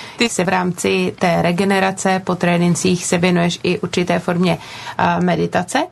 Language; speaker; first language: Czech; native; Czech